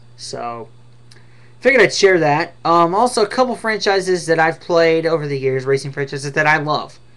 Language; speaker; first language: English; native; English